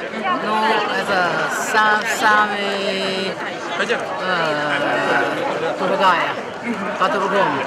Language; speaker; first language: Russian; non-native, learner; Chinese